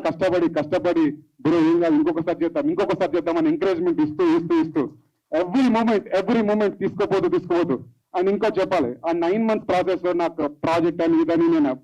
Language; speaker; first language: Telugu; native; Telugu